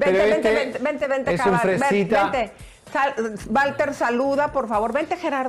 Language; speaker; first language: Spanish; native; Spanish